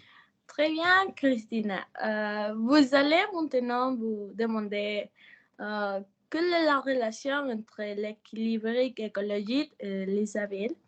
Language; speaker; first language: French; non-native, learner; Spanish